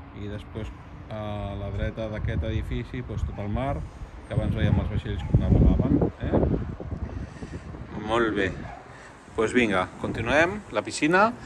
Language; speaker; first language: Catalan; non-native, local second language; Spanish